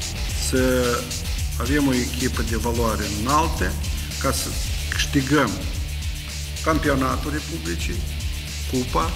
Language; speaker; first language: Romanian; native; Romanian